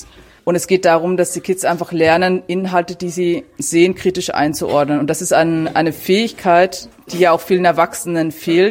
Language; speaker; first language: German; native; German